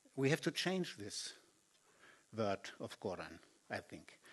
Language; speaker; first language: English; non-native, fluent; German